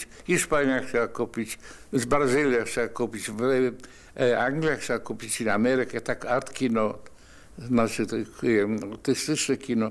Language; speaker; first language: Polish; non-native, fluent; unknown